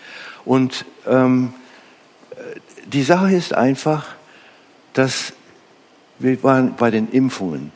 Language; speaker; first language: German; non-native, fluent; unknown